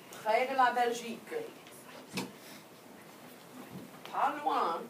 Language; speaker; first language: French; non-native, fluent; English